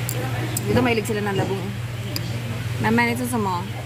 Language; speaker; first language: Chinese; non-native, learner; Filipino